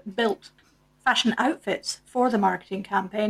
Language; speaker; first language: English; native; English